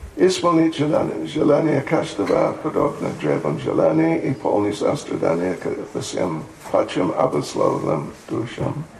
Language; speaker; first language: Russian; non-native, learner; English